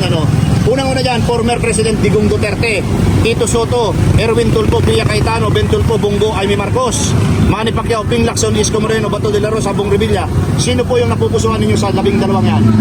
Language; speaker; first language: Filipino; non-native, local second language; Bikol